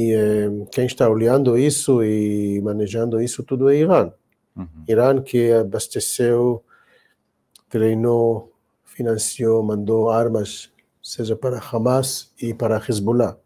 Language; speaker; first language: Portuguese; non-native, fluent; Hebrew